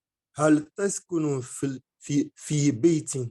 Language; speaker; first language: Arabic; non-native, learner; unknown